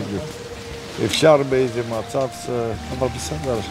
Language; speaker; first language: Hebrew; non-native, learner; Romanian